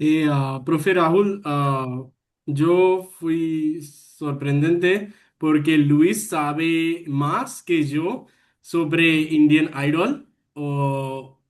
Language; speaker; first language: Spanish; non-native, learner; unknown